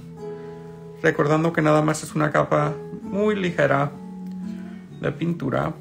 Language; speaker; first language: Spanish; early bilingual, heritage; Spanish